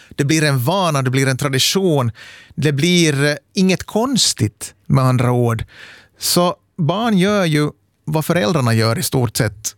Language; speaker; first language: Swedish; native; Swedish